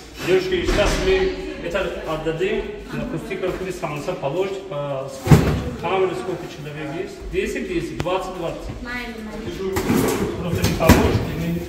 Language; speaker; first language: Russian; non-native, learner; Tajik